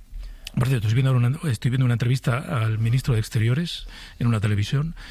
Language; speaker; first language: Spanish; native; Spanish